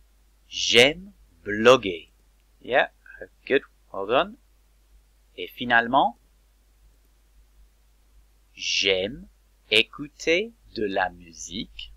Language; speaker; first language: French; non-native, fluent; English